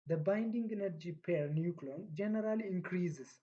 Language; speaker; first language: English; non-native, local second language; Amharic